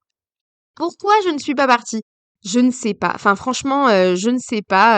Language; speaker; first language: French; native; French